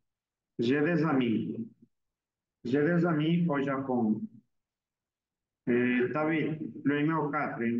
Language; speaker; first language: French; non-native, fluent; Spanish